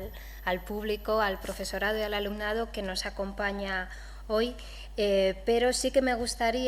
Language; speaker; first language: Spanish; native; Spanish